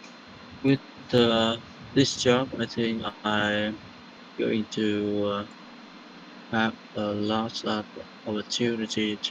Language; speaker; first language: English; non-native, learner; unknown